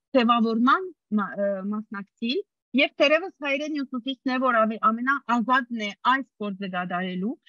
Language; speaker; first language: Armenian; early bilingual, heritage; Armenian